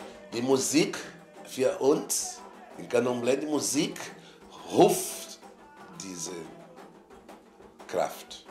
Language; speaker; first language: German; non-native, fluent; Portuguese